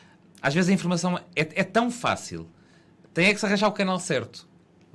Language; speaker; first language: Portuguese; native; Portuguese